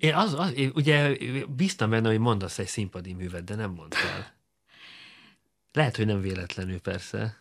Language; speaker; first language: Hungarian; native; Hungarian